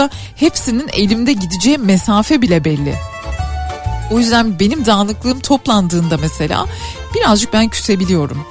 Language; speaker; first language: Turkish; native; Turkish